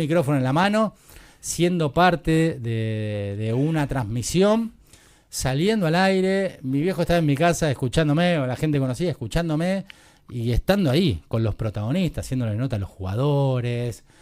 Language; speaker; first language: Spanish; native; Spanish